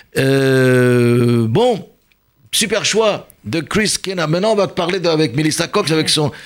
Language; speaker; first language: French; native; French